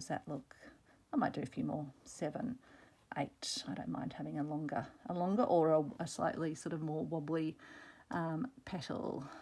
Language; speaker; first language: English; native; English